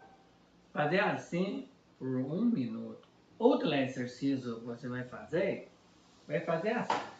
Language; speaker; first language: Portuguese; non-native, fluent; Chinese